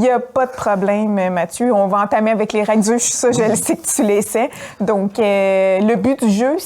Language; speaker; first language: French; native; French